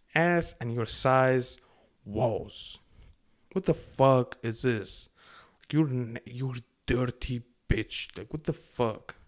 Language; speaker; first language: English; non-native, fluent; Arabic